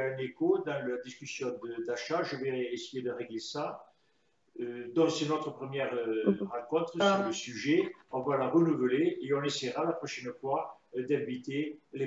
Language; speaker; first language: Russian; non-native, learner; French